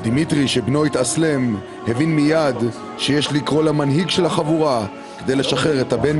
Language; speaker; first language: Hebrew; native; Hebrew